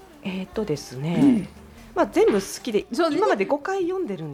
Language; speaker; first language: Japanese; native; Japanese